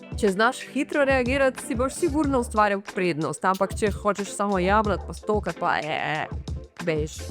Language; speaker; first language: Slovenian; early bilingual, heritage; Portuguese